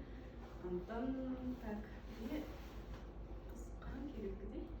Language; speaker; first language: Russian; non-native, local second language; Yakut